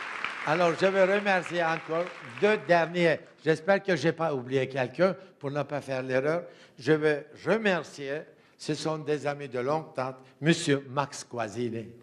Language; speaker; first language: French; non-native, fluent; Turkish